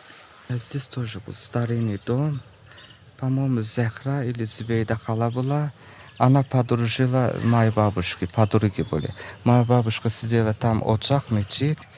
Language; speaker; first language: Russian; non-native, local second language; Azerbaijani